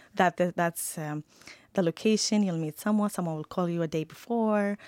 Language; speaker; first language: English; non-native, fluent; Arabic